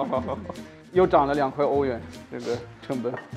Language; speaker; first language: Chinese; non-native, fluent; German